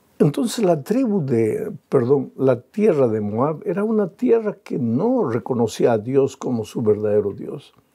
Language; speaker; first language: Spanish; native; Spanish